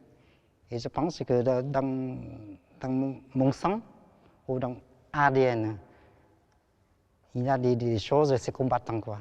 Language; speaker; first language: French; non-native, learner; Vietnamese